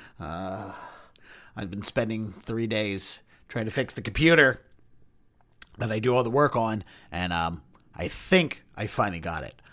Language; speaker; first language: English; native; English